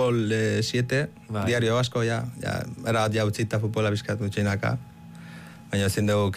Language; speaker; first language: Basque; early bilingual, other home language; Arabic